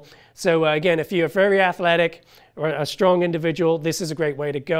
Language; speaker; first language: English; native; English